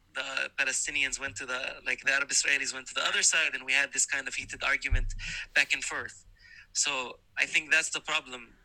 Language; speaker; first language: English; non-native, fluent; Arabic